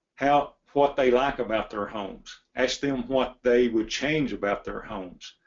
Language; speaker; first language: English; native; English